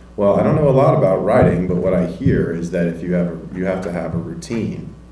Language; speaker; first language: English; native; English